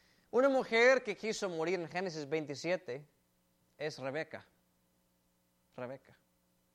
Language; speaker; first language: Spanish; native; Spanish